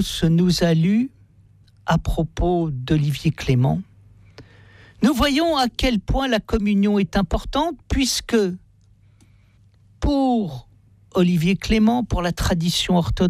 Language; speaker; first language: French; native; French